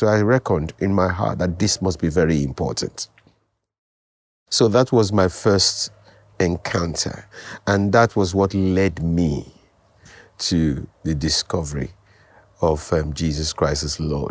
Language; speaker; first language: English; non-native, local second language; Yoruba